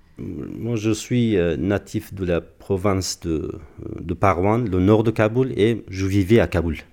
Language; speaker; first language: French; non-native, fluent; Persian